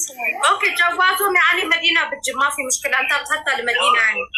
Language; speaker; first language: Arabic; non-native, learner; Amharic